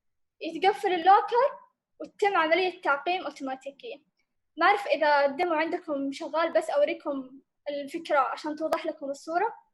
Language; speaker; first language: Arabic; native; Arabic